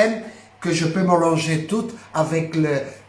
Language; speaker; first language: French; non-native, fluent; Spanish